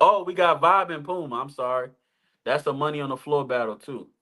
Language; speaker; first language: English; native; English